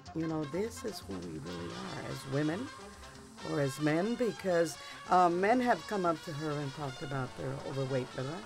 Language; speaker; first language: English; early bilingual, other home language; Spanish